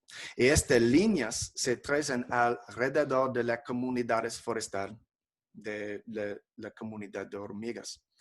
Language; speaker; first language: Spanish; non-native, fluent; English